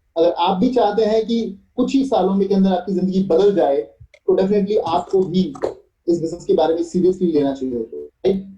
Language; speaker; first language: Hindi; native; Hindi